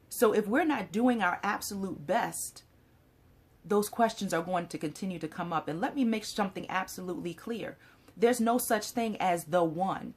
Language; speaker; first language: English; native; English